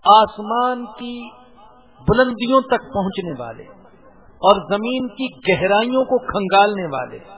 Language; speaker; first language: Urdu; native; Urdu